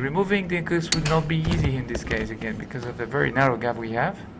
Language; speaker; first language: English; non-native, fluent; French